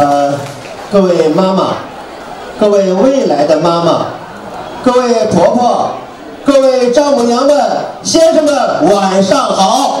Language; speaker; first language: Chinese; native; Chinese